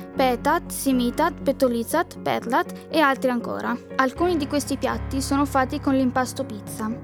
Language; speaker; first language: Italian; non-native, fluent; Albanian